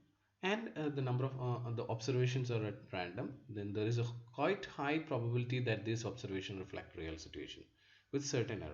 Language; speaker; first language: English; non-native, local second language; Malayalam